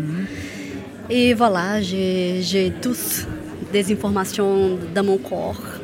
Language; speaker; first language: French; non-native, fluent; Portuguese